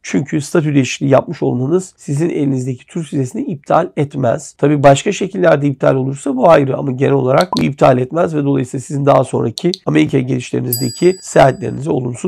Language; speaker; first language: Turkish; native; Turkish